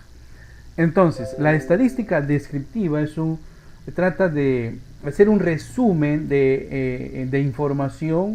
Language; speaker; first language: Spanish; native; Spanish